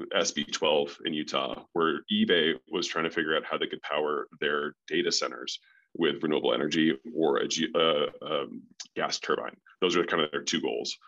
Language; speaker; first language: English; native; English